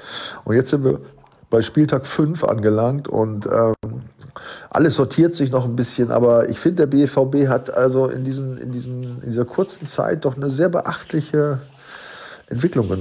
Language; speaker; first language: German; native; German